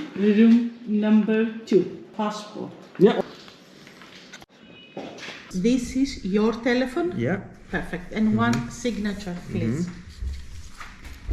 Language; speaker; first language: English; non-native, learner; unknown